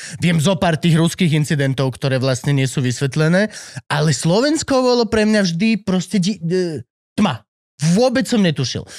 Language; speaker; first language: Slovak; native; Slovak